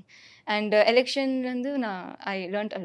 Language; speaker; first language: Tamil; non-native, fluent; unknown